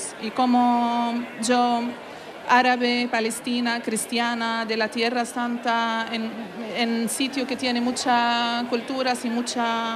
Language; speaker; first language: Spanish; non-native, learner; Arabic